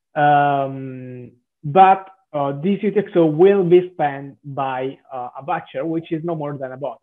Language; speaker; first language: English; non-native, fluent; Italian